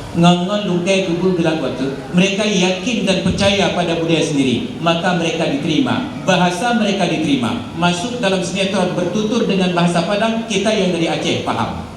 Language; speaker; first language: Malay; non-native, local second language; Achinese